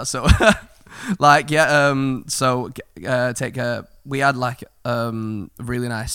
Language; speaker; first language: English; native; English